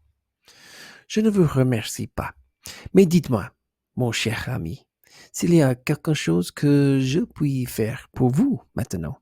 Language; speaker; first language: French; non-native, learner; English